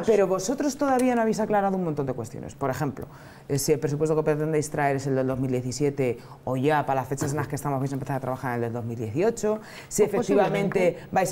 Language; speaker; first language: Spanish; native; Spanish